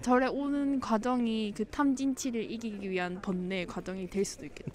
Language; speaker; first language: Korean; native; Korean